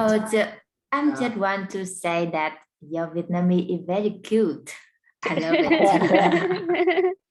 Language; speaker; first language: English; non-native, learner; Vietnamese